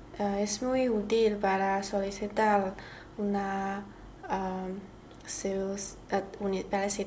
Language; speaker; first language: Spanish; non-native, learner; Chinese